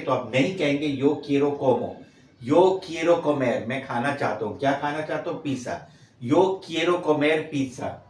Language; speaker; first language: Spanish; non-native, learner; Urdu